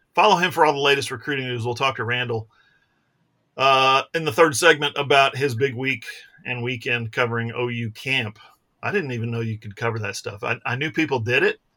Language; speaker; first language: English; native; English